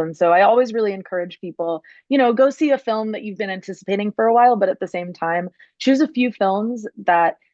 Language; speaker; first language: English; native; English